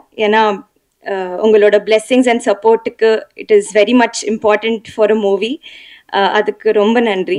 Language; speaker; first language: Tamil; non-native, learner; Telugu